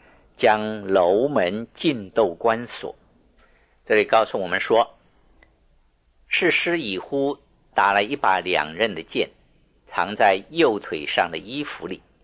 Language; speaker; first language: Chinese; native; Chinese